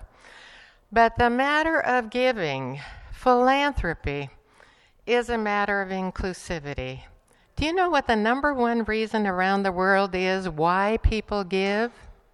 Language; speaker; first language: English; non-native, fluent; Spanish